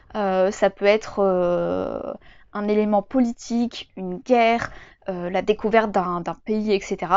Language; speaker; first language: French; native; French